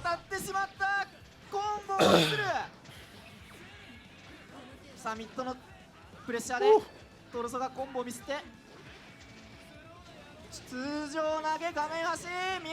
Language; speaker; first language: Japanese; native; Japanese